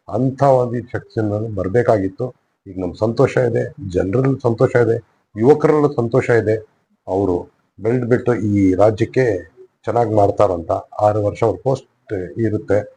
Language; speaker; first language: Kannada; non-native, local second language; Urdu